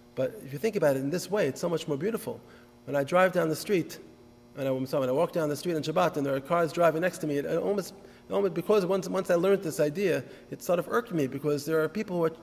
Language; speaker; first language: English; native; English